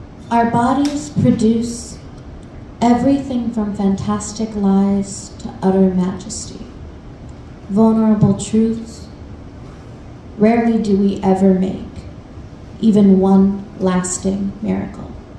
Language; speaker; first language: English; early bilingual, other home language; Spanish